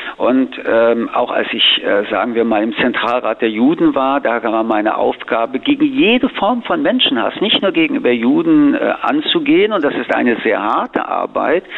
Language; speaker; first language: German; early bilingual, other home language; French